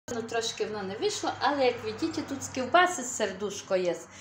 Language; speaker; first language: Polish; non-native, fluent; Ukrainian